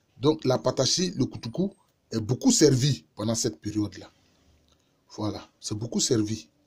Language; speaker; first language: French; non-native, local second language; Baoulé